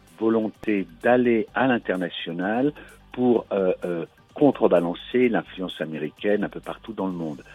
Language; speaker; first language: French; native; French